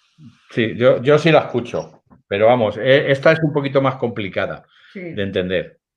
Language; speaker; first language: Spanish; native; Spanish